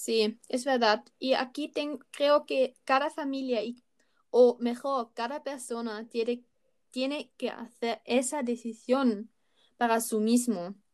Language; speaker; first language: Spanish; non-native, learner; German